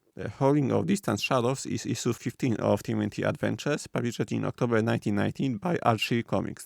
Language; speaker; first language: English; non-native, fluent; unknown